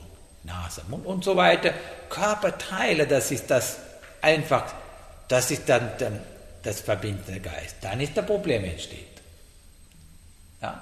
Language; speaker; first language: German; non-native, fluent; Sinhala